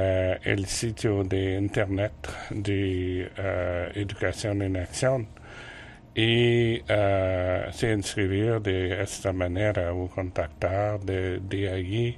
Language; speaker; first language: Spanish; non-native, learner; French